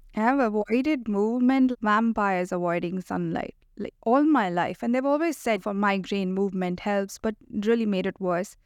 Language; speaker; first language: English; non-native, local second language; Hindi